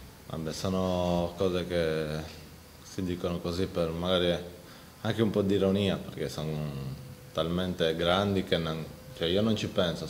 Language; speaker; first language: Italian; native; Italian